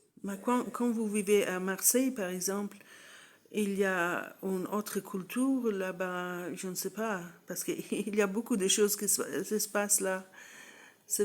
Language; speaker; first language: French; non-native, learner; English